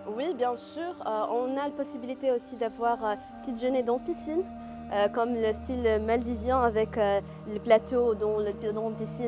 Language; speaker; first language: French; non-native, learner; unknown